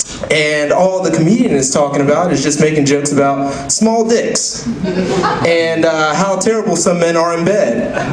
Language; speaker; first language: English; native; English